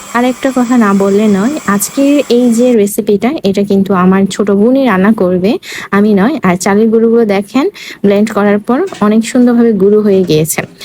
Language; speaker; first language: Bangla; native; Bangla